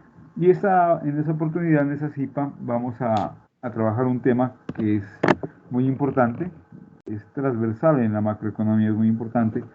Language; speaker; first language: Spanish; native; Spanish